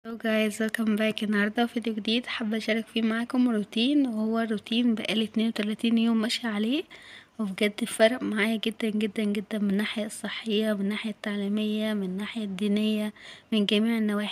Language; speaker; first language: Arabic; native; Arabic